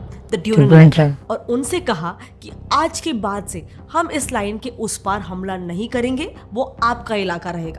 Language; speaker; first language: Hindi; native; Hindi